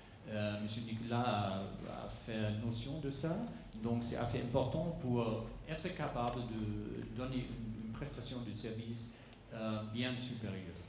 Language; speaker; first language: French; non-native, fluent; German